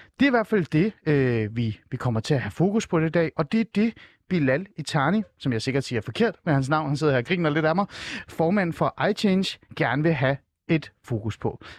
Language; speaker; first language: Danish; early bilingual, other home language; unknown